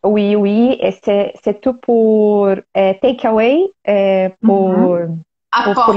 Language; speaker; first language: French; non-native, learner; Portuguese